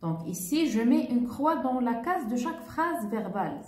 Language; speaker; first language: French; non-native, local second language; Arabic